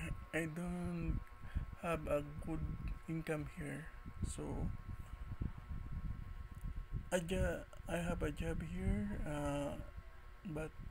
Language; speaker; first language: English; non-native, learner; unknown